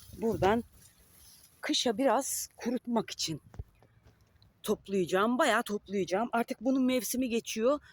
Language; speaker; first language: Turkish; native; Turkish